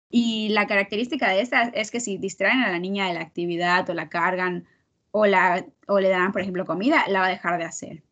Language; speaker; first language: Spanish; native; Spanish